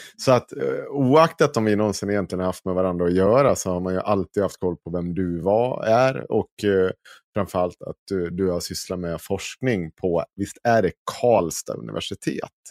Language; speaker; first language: Swedish; native; Swedish